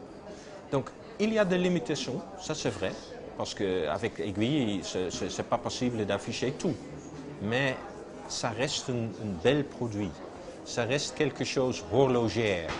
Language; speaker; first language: French; non-native, fluent; Dutch